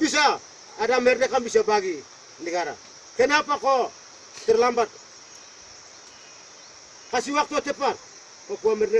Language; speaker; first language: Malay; non-native, local second language; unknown